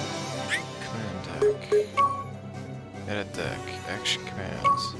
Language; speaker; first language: English; native; English